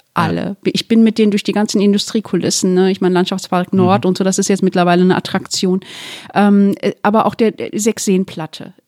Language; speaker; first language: German; early bilingual, other home language; Turkish